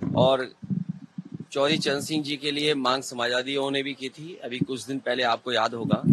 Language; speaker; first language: Hindi; native; Hindi